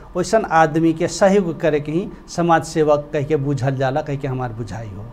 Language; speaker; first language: Bhojpuri; non-native, local second language; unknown